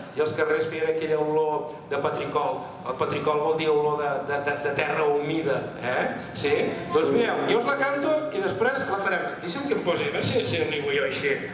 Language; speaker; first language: Catalan; non-native, local second language; Spanish